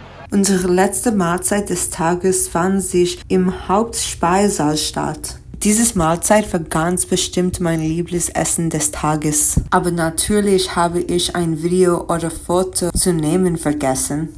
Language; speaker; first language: German; non-native, learner; English